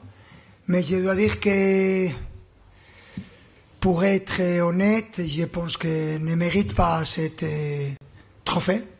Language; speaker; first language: French; non-native, fluent; Spanish